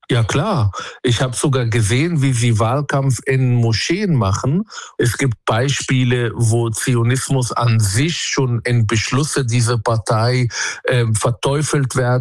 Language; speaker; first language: German; non-native, fluent; Arabic